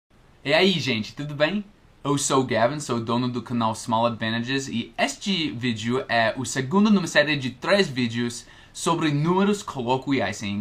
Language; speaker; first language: Portuguese; non-native, fluent; English